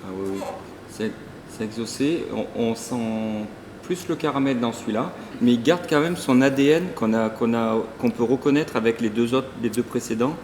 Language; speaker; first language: French; native; French